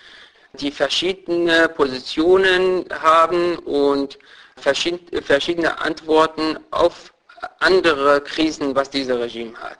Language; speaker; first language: German; non-native, fluent; Persian